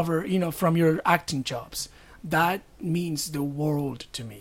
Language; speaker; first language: English; non-native, fluent; Spanish